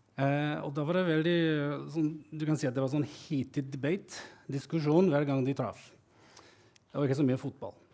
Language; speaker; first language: Norwegian; non-native, fluent; English